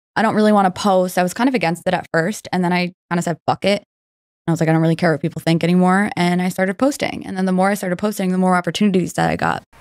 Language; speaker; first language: English; native; English